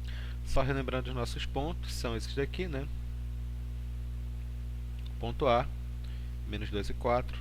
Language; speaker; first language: Portuguese; native; Portuguese